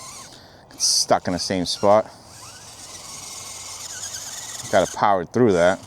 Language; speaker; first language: English; native; English